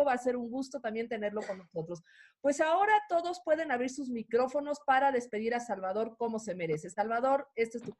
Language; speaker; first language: Spanish; native; Spanish